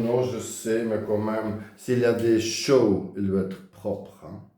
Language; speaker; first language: French; non-native, fluent; Dutch